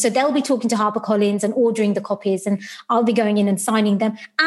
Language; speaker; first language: English; non-native, local second language; Sylheti